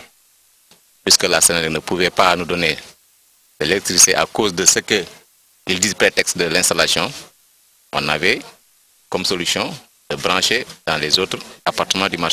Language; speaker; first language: French; non-native, local second language; Wolof